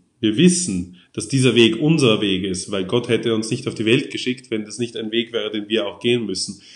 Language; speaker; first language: German; native; German